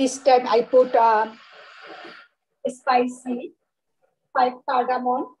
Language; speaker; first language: English; non-native, learner; Bangla